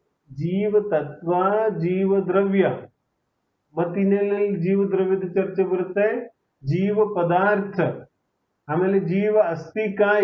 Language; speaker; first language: Kannada; non-native, local second language; Hindi